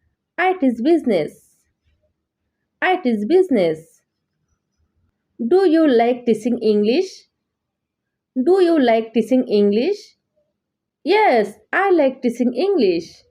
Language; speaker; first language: English; non-native, learner; Bangla